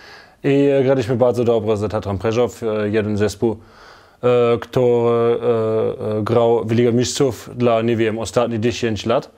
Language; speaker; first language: Polish; non-native, learner; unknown